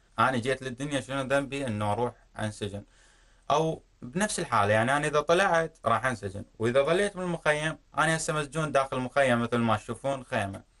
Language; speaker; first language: Arabic; native; Arabic